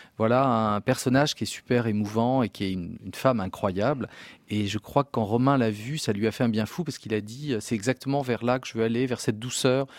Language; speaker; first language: French; native; French